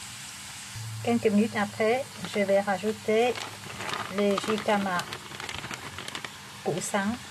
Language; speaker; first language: French; non-native, fluent; Vietnamese